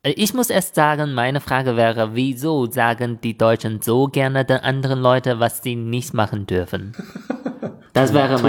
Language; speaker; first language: German; non-native, fluent; Chinese